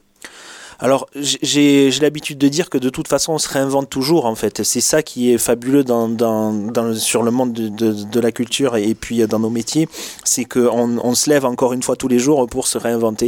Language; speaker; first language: French; native; French